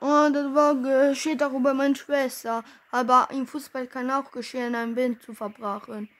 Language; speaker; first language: German; non-native, learner; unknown